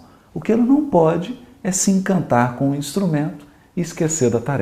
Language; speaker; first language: Portuguese; native; Portuguese